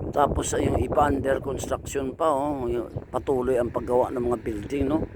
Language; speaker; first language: Filipino; non-native, local second language; Hiligaynon